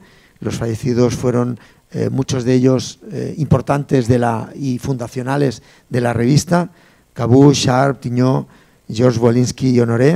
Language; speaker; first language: Spanish; native; Spanish